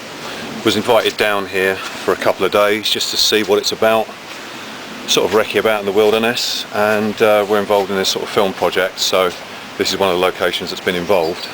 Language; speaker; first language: English; native; English